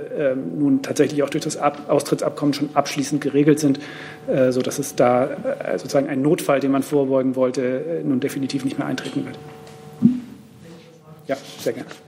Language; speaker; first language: German; native; German